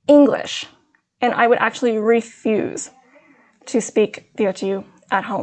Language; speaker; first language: English; early bilingual, other home language; Min Nan Chinese